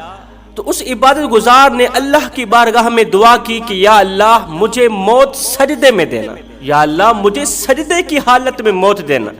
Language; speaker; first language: Urdu; native; Urdu